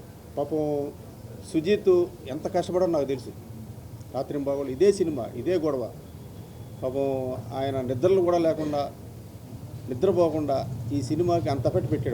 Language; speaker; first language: Telugu; native; Telugu